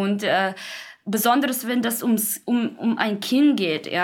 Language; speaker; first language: German; non-native, fluent; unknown